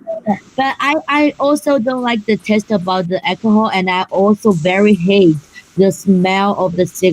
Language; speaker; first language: English; non-native, learner; Chinese